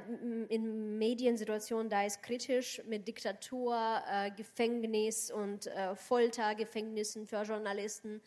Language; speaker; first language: German; non-native, fluent; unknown